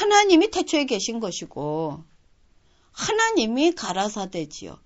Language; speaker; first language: Korean; native; Korean